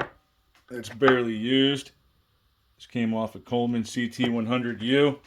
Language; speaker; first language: English; native; English